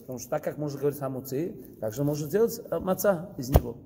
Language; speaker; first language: Russian; early bilingual, heritage; Russian